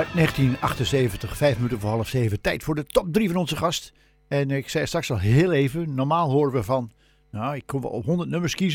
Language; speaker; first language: Dutch; native; Dutch